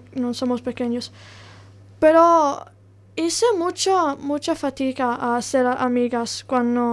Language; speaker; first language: Spanish; non-native, learner; Italian